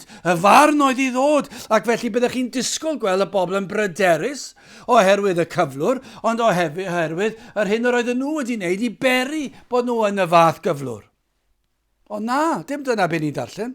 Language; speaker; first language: Welsh; native; Welsh